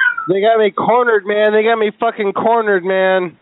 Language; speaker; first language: English; native; English